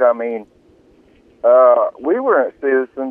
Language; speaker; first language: English; early bilingual, other home language; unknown